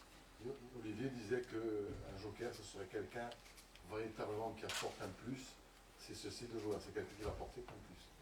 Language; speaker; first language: French; native; French